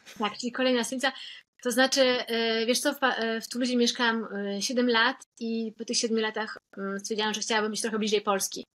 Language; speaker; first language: Polish; native; Polish